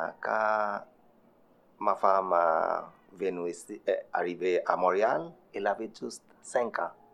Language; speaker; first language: French; non-native, learner; Bangla